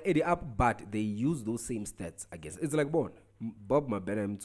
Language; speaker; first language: English; non-native, local second language; Tsonga